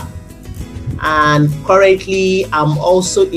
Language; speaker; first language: English; non-native, local second language; Yoruba